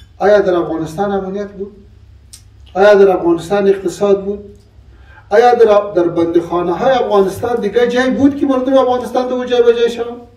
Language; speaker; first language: Persian; non-native, local second language; Pashto